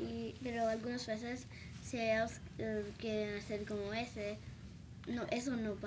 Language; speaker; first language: Spanish; early bilingual, heritage; Spanish